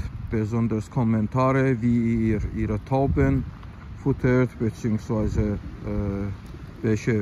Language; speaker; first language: German; non-native, fluent; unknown